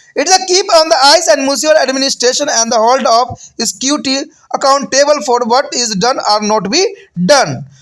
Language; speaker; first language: English; non-native, local second language; Hindi